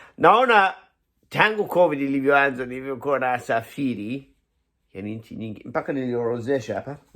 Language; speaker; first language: Swahili; non-native, fluent; English